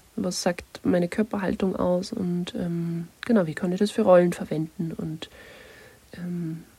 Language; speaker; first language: German; native; German